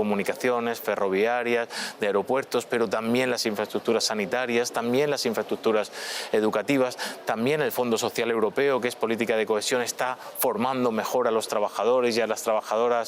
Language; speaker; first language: Spanish; native; Spanish